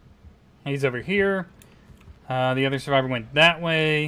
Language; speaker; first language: English; native; English